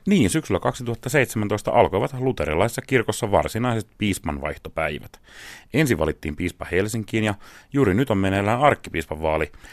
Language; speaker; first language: Finnish; native; Finnish